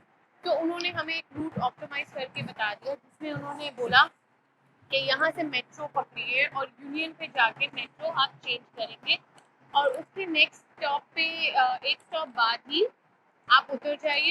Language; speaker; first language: Hindi; native; Hindi